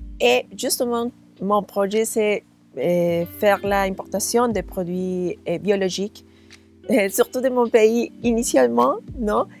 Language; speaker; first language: French; non-native, learner; Spanish